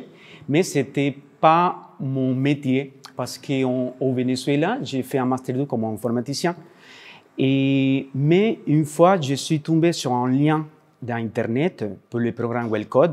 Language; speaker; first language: French; non-native, learner; Spanish